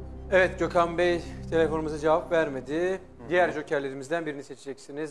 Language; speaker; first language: Turkish; native; Turkish